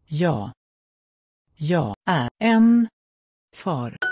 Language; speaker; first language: Swedish; non-native, learner; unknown